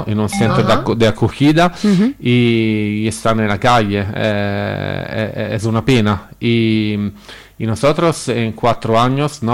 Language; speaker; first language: Spanish; non-native, learner; Italian